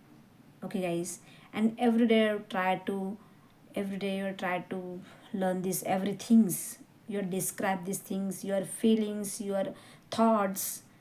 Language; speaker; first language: English; non-native, learner; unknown